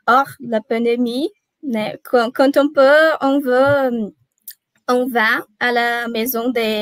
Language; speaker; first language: French; non-native, learner; Portuguese